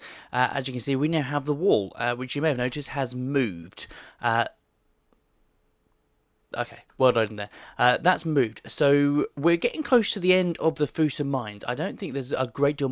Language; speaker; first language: English; native; English